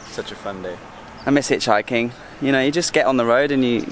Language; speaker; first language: English; native; English